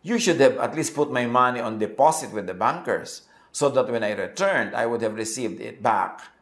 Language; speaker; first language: English; non-native, local second language; Filipino